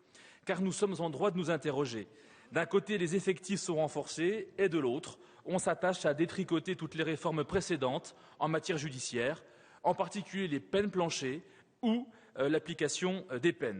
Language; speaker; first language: French; native; French